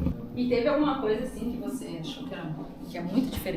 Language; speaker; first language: Portuguese; native; Portuguese